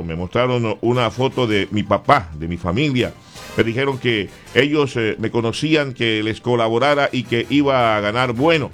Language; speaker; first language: Spanish; native; Spanish